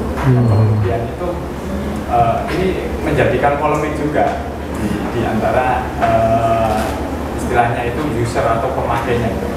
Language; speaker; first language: Indonesian; native; Indonesian